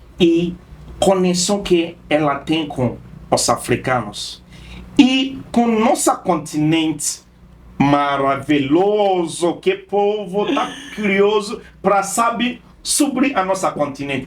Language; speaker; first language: Portuguese; non-native, fluent; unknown